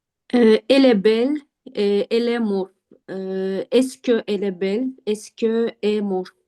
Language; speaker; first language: French; non-native, learner; Azerbaijani